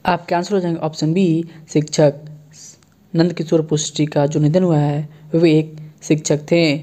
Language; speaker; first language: Hindi; native; Hindi